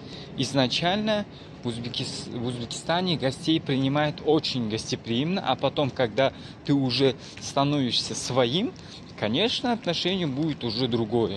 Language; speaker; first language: Russian; non-native, local second language; Uzbek